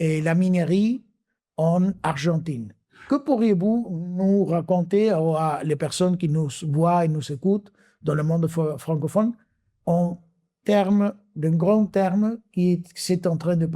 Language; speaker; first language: French; non-native, fluent; Spanish